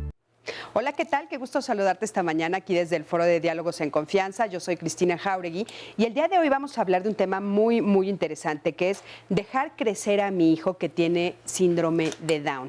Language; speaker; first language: Spanish; native; Spanish